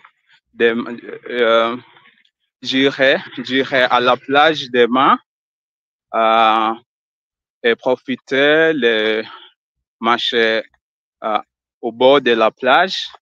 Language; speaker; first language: French; non-native, learner; Swahili